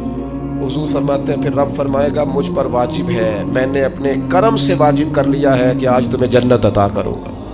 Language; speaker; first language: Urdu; non-native, local second language; Punjabi